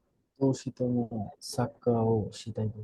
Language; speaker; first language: Japanese; non-native, learner; Bangla